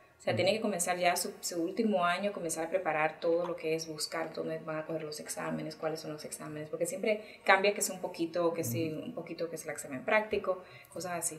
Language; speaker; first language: Spanish; early bilingual, heritage; Spanish